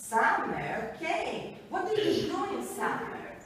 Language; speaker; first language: English; non-native, fluent; Greek